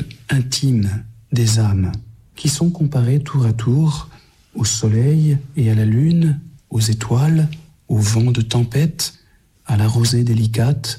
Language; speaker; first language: French; native; French